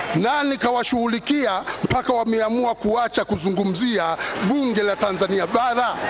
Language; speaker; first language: Swahili; native; Swahili